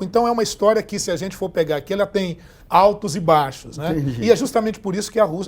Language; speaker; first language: Portuguese; native; Portuguese